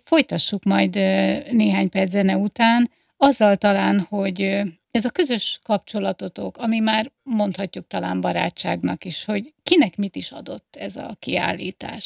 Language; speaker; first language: Hungarian; native; Hungarian